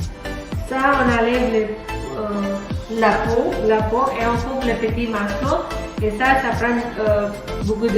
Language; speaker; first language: French; non-native, learner; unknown